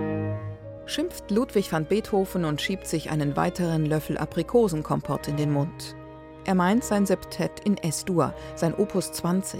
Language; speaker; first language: German; native; German